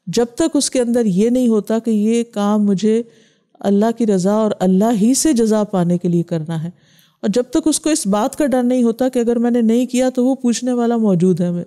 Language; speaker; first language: Urdu; native; Urdu